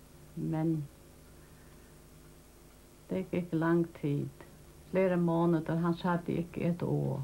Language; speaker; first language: Danish; non-native, local second language; Faroese